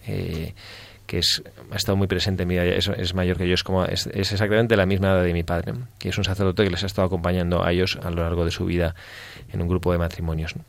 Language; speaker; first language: Spanish; native; Spanish